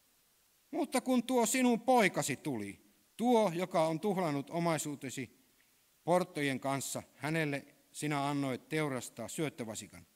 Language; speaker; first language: Finnish; native; Finnish